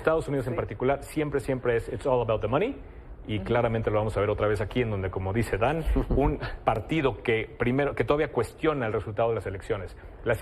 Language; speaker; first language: Spanish; native; Spanish